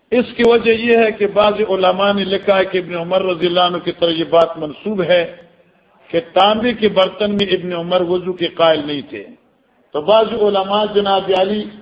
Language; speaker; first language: Urdu; non-native, local second language; Northern Hindko